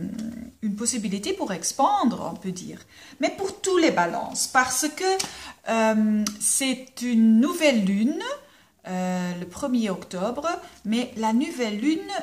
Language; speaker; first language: French; non-native, local second language; Dutch